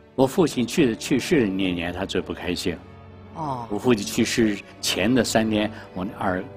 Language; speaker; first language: Chinese; native; Chinese